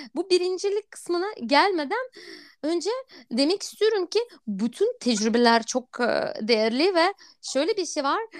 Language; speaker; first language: Turkish; non-native, fluent; Russian